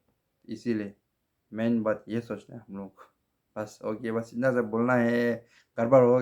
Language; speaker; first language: Hindi; non-native, local second language; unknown